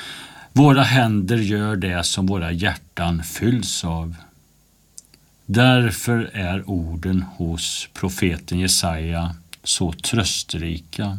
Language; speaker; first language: Swedish; native; Swedish